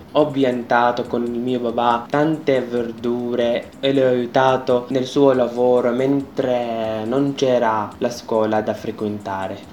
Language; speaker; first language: Italian; non-native, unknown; Arabic